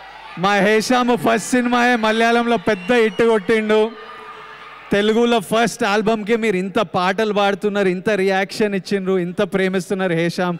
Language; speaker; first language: Telugu; native; Telugu